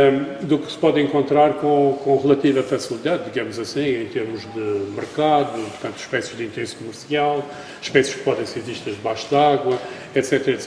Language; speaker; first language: Portuguese; native; Portuguese